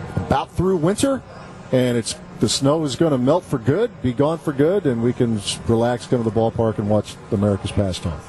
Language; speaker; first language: English; native; English